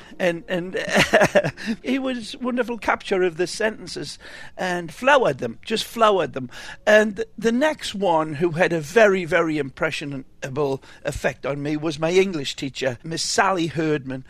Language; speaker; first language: English; native; English